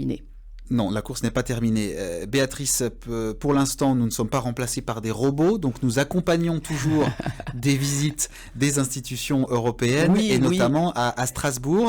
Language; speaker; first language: French; native; French